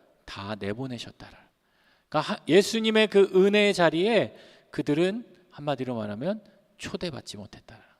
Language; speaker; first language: Korean; native; Korean